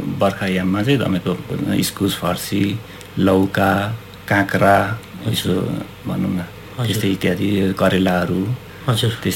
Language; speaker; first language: Nepali; native; Nepali